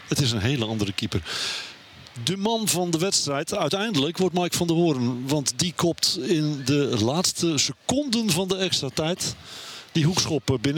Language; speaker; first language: Dutch; native; Dutch